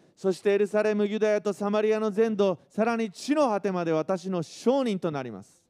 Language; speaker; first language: Japanese; native; Japanese